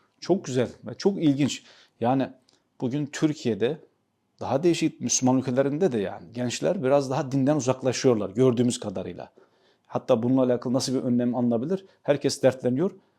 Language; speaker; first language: Turkish; native; Turkish